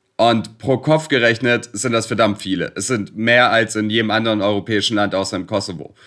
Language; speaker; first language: German; early bilingual, other home language; Serbian